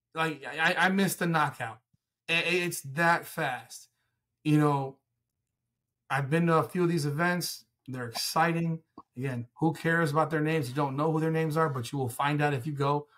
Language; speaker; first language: English; early bilingual, other home language; Spanish